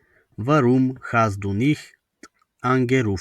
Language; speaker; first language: German; non-native, fluent; Macedonian